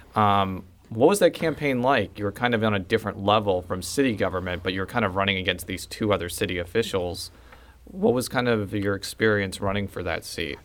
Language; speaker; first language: English; native; English